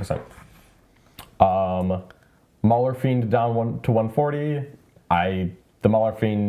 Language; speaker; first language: English; native; English